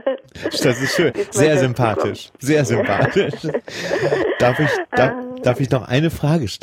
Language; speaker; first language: German; native; German